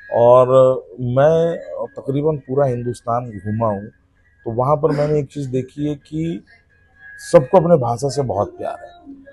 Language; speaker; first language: Hindi; native; Hindi